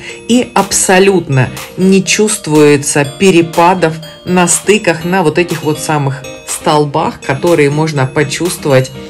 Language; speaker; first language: Russian; native; Russian